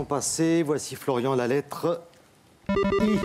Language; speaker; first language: French; native; French